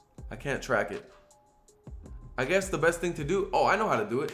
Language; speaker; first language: English; early bilingual, other home language; Spanish